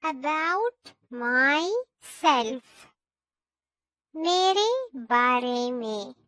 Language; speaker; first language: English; non-native, learner; Urdu